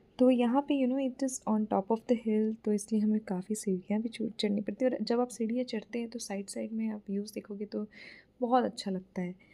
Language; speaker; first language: Hindi; non-native, local second language; Bangla